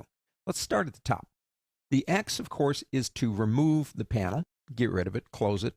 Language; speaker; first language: English; native; English